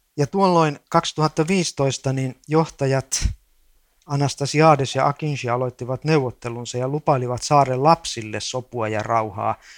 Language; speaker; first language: Finnish; native; Finnish